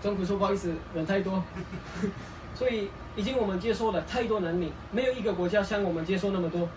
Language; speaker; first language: Chinese; non-native, fluent; Kurdish